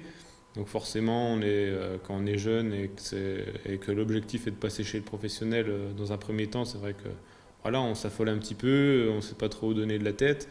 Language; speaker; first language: French; native; French